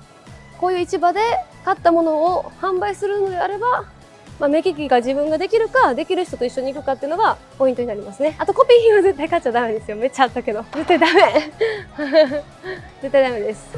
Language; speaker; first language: Japanese; native; Japanese